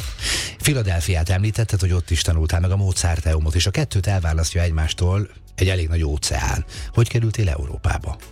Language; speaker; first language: Hungarian; native; Hungarian